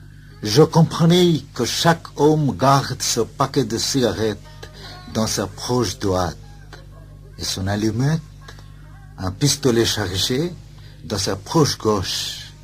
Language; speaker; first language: French; non-native, fluent; Bangla